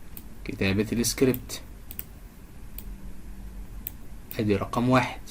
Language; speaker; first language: Arabic; native; Arabic